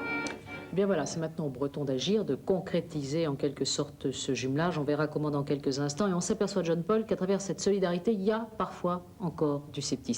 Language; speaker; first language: French; native; French